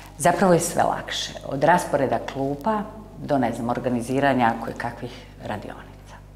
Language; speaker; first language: Croatian; native; Croatian